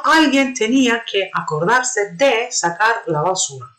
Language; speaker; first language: Spanish; non-native, fluent; Turkish